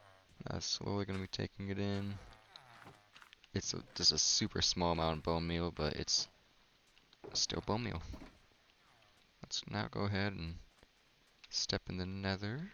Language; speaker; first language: English; native; English